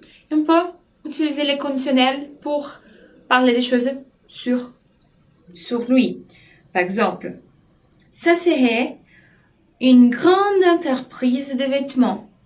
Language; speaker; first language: French; non-native, fluent; Portuguese